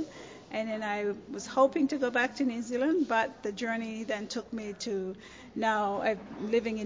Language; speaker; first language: English; non-native, fluent; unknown